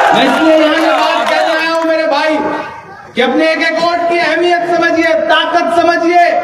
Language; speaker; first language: Hindi; native; Hindi